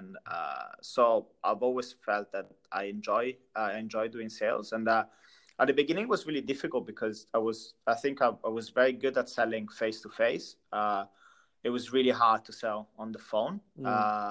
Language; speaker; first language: English; non-native, fluent; Italian